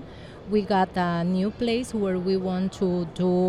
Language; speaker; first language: English; non-native, learner; Spanish